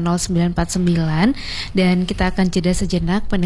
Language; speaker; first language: Indonesian; native; Indonesian